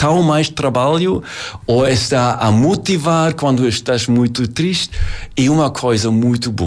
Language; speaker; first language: Portuguese; non-native, learner; German